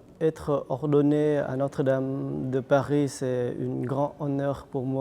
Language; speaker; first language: French; non-native, fluent; Vietnamese